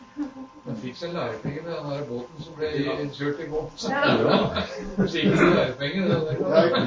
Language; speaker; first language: Norwegian; native; Norwegian